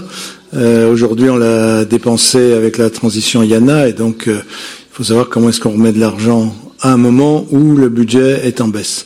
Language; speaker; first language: French; native; French